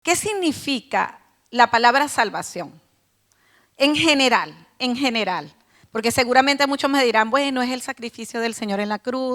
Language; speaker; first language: Spanish; native; Spanish